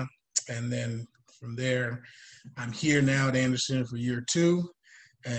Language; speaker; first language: English; native; English